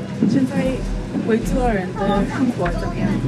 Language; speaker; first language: Chinese; non-native, learner; English